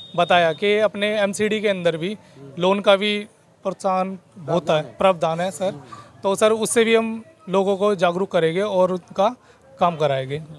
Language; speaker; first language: Hindi; native; Hindi